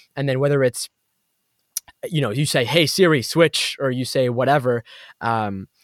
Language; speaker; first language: English; native; English